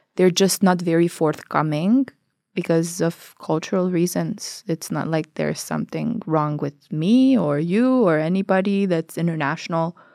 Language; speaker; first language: English; non-native, fluent; Albanian